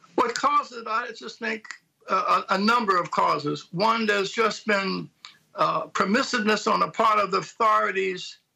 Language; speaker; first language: English; native; English